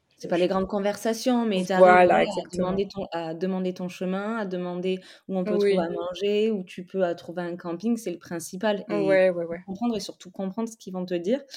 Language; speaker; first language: French; native; French